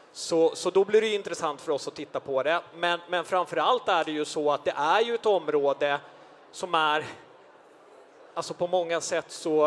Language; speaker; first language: Swedish; native; Swedish